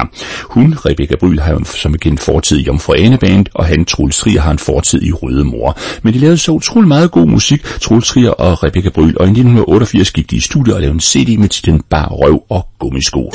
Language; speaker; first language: Danish; native; Danish